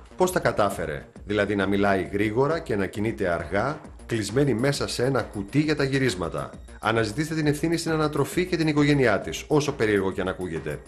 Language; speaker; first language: Greek; native; Greek